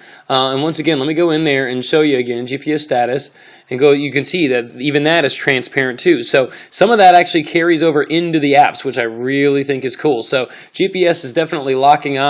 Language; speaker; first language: English; native; English